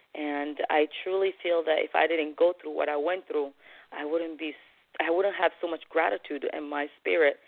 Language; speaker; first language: English; non-native, fluent; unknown